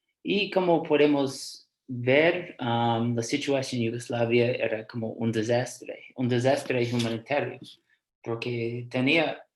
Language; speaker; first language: Spanish; non-native, fluent; English